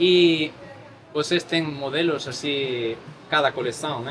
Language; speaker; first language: Portuguese; non-native, learner; Spanish